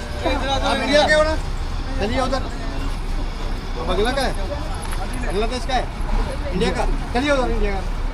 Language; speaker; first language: Hindi; non-native, local second language; Malayalam